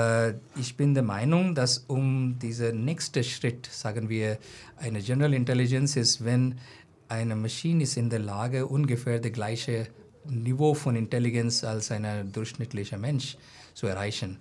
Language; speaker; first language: German; non-native, fluent; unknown